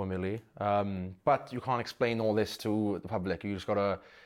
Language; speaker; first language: English; native; English